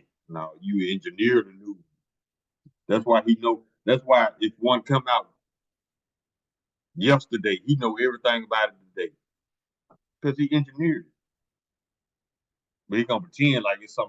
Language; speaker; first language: English; native; English